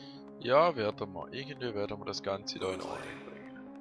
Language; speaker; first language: German; native; German